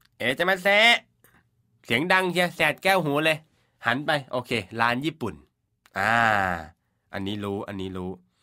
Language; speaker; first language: Thai; native; Thai